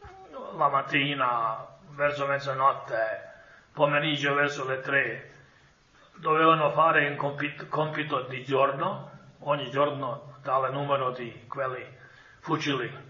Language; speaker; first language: Italian; non-native, fluent; Croatian